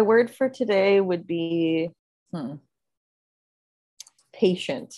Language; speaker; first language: English; native; English